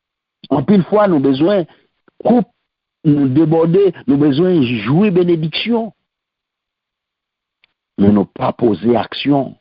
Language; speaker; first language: French; non-native, local second language; Haitian Creole